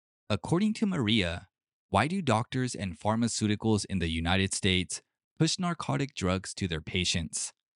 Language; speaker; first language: English; early bilingual, other home language; Japanese